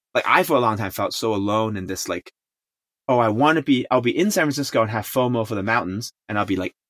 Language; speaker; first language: English; non-native, local second language; Chinese